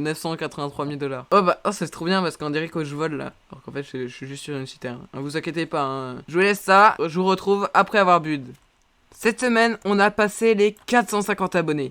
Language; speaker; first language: French; native; French